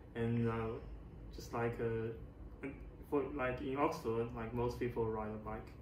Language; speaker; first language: English; non-native, fluent; Chinese